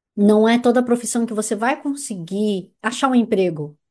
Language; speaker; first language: Portuguese; native; Portuguese